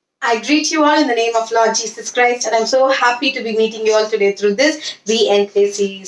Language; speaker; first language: English; non-native, local second language; Tamil